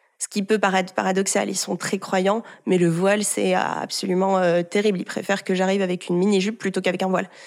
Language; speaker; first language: French; early bilingual, heritage; French